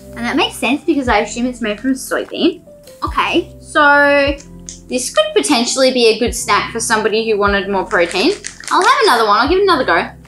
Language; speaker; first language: English; native; English